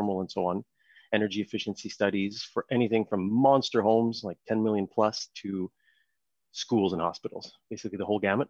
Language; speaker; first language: English; non-native, fluent; French